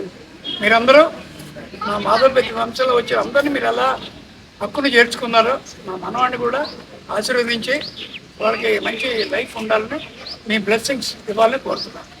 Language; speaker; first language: Telugu; native; Telugu